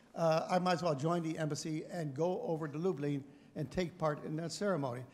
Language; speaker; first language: English; early bilingual, other home language; Polish